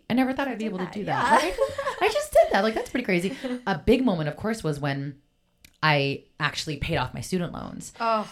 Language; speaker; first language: English; native; English